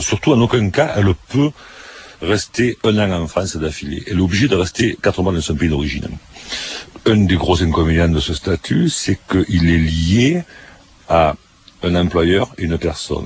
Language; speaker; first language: French; native; French